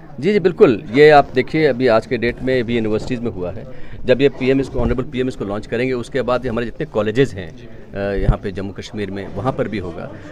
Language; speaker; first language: Hindi; native; Hindi